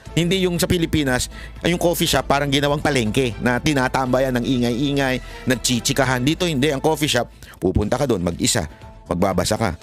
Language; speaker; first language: Filipino; native; Filipino